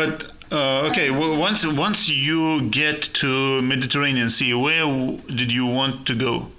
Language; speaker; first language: English; non-native, fluent; Russian